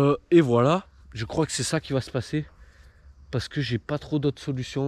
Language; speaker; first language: French; native; French